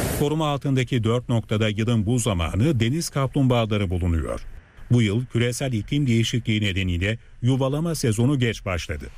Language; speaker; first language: Turkish; native; Turkish